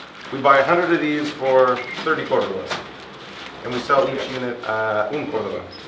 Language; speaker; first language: English; native; English